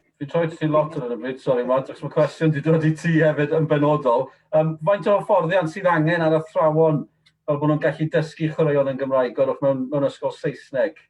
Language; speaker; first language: Welsh; native; Welsh